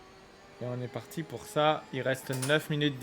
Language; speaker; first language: French; native; French